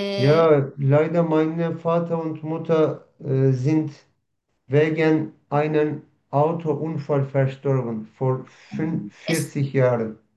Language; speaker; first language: German; non-native, learner; Turkish